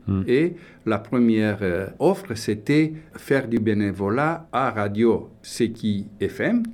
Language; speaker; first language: French; non-native, fluent; Romanian